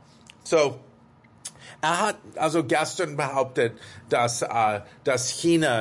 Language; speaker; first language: German; non-native, fluent; English